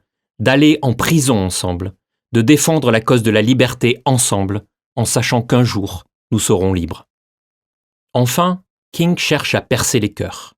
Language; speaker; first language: French; native; French